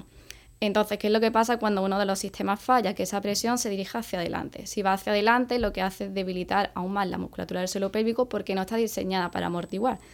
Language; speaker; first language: Spanish; native; Spanish